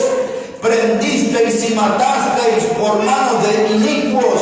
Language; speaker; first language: Spanish; native; Spanish